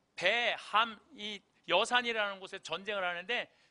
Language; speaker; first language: Korean; native; Korean